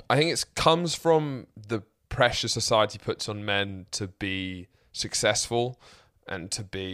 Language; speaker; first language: English; native; English